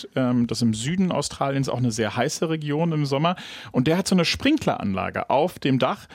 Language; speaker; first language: German; native; German